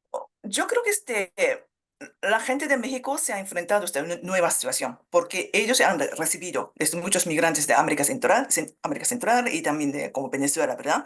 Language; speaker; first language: Spanish; non-native, fluent; Japanese